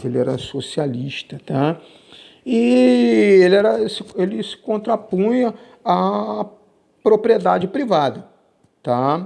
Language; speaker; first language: Portuguese; native; Portuguese